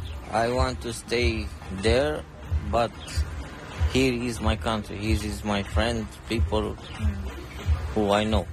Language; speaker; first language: English; non-native, learner; Romanian